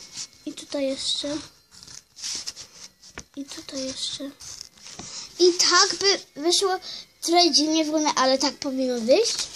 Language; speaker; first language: Polish; early bilingual, heritage; Polish